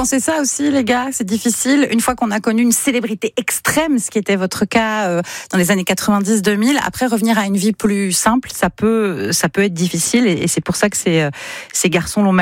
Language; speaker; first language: French; native; French